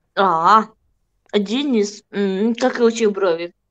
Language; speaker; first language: Russian; non-native, fluent; Turkish